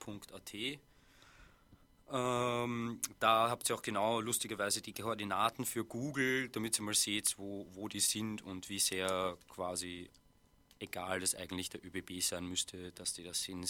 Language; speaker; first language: German; native; German